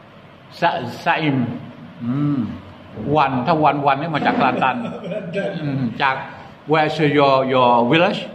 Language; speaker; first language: English; non-native, learner; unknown